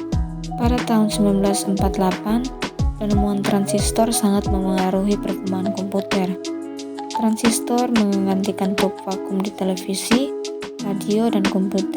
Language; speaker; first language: Indonesian; native; Indonesian